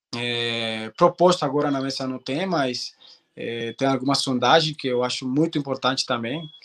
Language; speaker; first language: Portuguese; non-native, fluent; Spanish